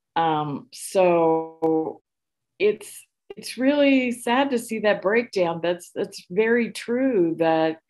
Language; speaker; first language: English; native; English